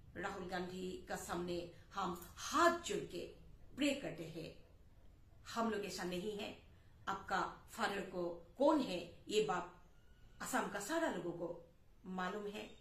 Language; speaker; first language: Hindi; non-native, local second language; Assamese